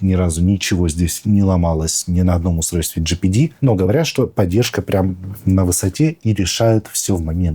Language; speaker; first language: Russian; native; Russian